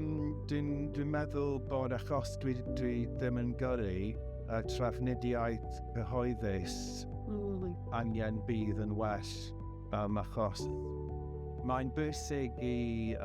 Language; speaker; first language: Welsh; non-native, learner; English